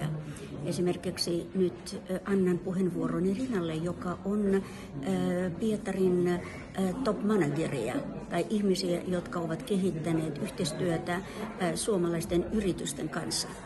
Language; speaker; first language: Finnish; non-native, fluent; Russian